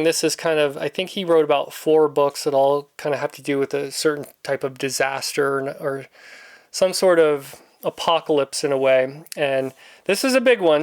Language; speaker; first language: English; native; English